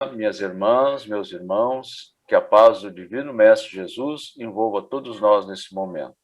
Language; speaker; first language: Portuguese; native; Portuguese